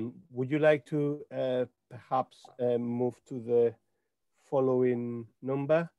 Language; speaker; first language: English; non-native, fluent; Spanish